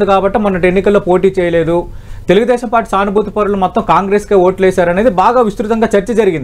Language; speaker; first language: Telugu; native; Telugu